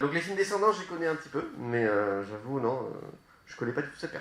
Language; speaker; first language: French; native; French